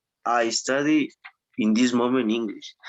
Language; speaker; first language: English; non-native, learner; Spanish